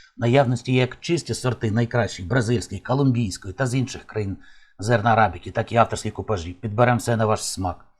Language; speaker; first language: Ukrainian; native; Ukrainian